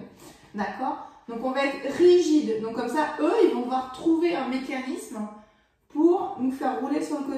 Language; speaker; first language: French; native; French